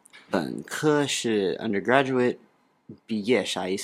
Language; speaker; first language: Chinese; non-native, learner; English